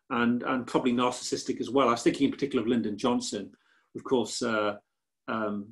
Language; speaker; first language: English; native; English